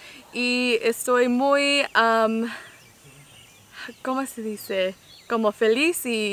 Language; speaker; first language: Spanish; non-native, learner; English